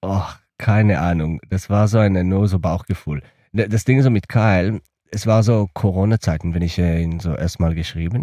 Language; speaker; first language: German; non-native, learner; Hebrew